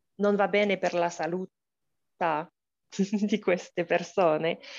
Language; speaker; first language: Italian; non-native, learner; English